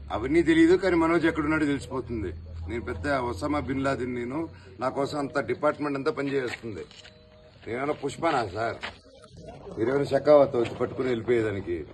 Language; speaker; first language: Telugu; native; Telugu